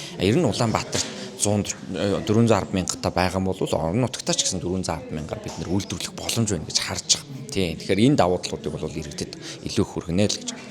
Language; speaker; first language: Mongolian; native; Mongolian